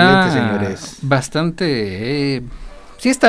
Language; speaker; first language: Spanish; native; Spanish